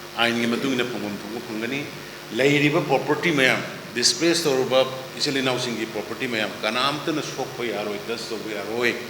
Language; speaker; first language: Manipuri; native; Manipuri